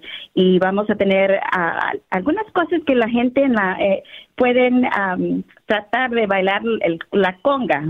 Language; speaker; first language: Spanish; early bilingual, heritage; Spanish